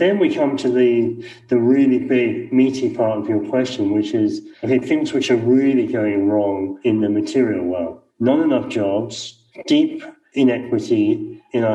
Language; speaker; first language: English; native; English